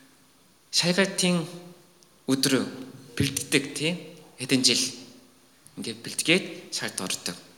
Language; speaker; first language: Mongolian; non-native, learner; Korean